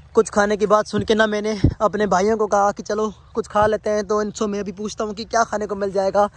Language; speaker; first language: Urdu; non-native, local second language; Sindhi